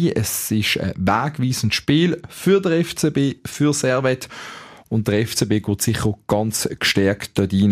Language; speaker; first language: German; native; German